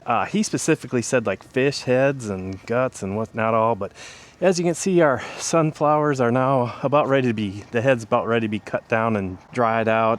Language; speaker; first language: English; native; English